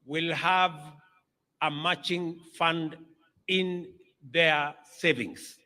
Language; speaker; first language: English; non-native, local second language; Kalenjin